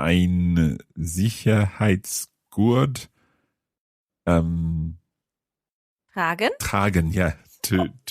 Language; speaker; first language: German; non-native, fluent; English